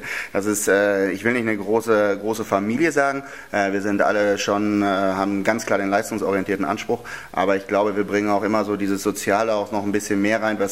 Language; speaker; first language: German; native; German